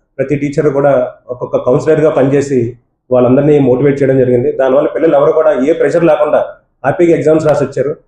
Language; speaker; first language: Telugu; native; Telugu